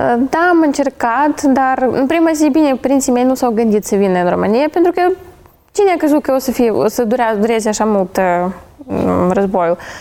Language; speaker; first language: Romanian; non-native, fluent; Ukrainian